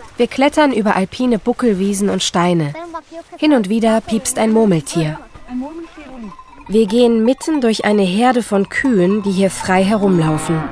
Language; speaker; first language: German; native; German